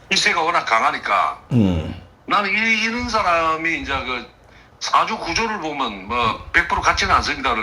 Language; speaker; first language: Korean; native; Korean